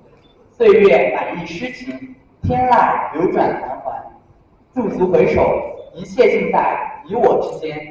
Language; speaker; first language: Chinese; native; Chinese